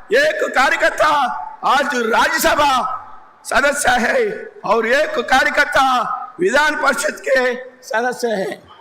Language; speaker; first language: Hindi; non-native, local second language; Telugu